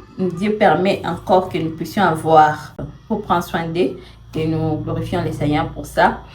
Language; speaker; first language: French; non-native, local second language; Swahili